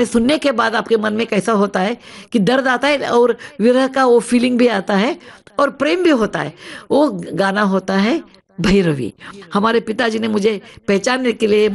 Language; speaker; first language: Hindi; non-native, local second language; Kannada